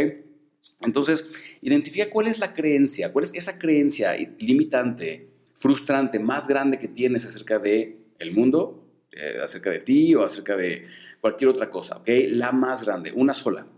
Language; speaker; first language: Spanish; native; Spanish